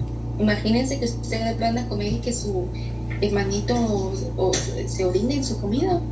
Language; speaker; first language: Spanish; native; Spanish